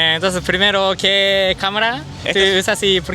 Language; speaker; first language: Spanish; non-native, learner; Japanese